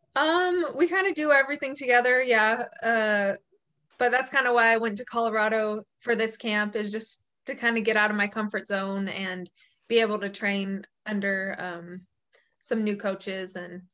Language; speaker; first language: English; native; English